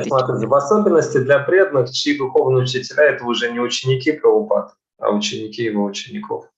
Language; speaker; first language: Russian; native; Russian